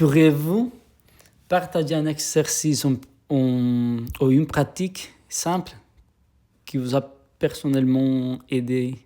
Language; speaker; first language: French; non-native, fluent; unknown